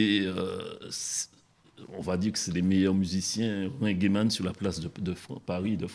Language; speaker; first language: French; native; French